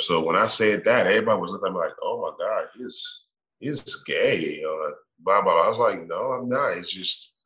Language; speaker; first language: English; non-native, local second language; Igbo